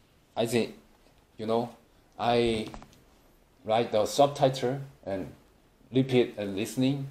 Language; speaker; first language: English; non-native, learner; Korean